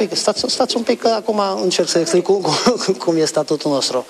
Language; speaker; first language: Romanian; non-native, local second language; Hungarian